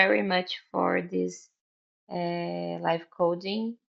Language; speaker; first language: English; non-native, learner; Portuguese